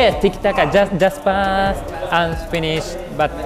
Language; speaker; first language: English; non-native, learner; Japanese